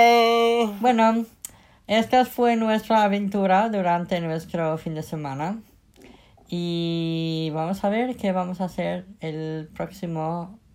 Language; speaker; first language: Spanish; non-native, fluent; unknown